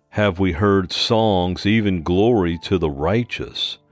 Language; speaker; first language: English; native; English